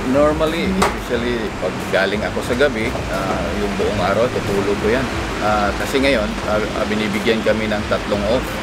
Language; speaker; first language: Filipino; native; Filipino